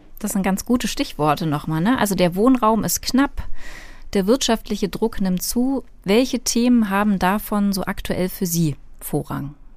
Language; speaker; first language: German; native; German